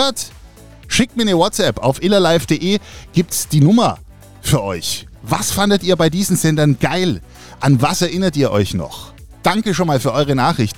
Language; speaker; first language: German; native; German